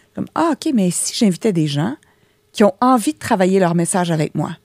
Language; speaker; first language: French; native; French